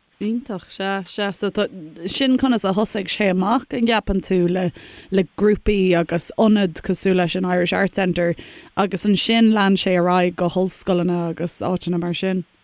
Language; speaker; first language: Irish; non-native, local second language; English